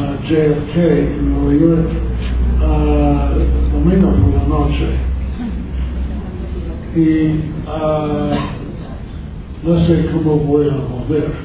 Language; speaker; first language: Spanish; non-native, learner; English